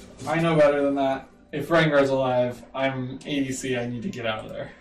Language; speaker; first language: English; native; English